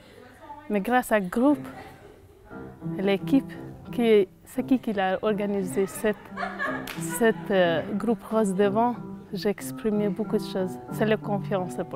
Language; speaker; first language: French; non-native, learner; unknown